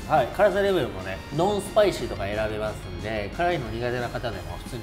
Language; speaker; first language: Japanese; native; Japanese